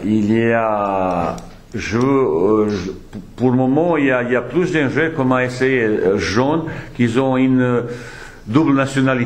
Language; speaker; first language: French; non-native, fluent; Bosnian